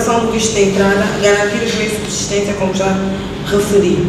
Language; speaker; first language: Portuguese; native; Portuguese